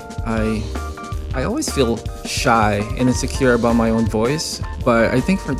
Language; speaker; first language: English; non-native, local second language; Filipino